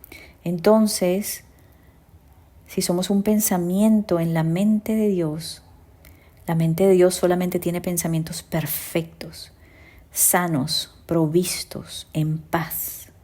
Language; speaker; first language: Spanish; native; Spanish